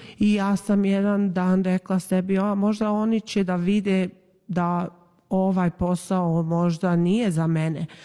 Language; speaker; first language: Serbian; early bilingual, heritage; Serbian